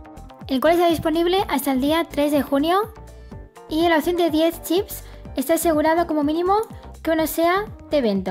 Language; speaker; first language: Spanish; native; Spanish